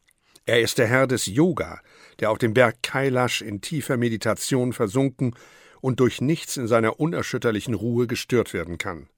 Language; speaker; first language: German; native; German